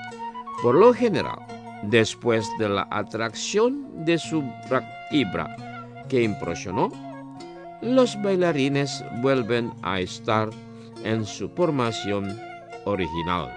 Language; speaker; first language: Spanish; non-native, fluent; Indonesian